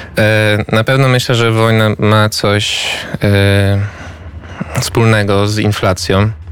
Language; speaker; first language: Polish; early bilingual, heritage; Polish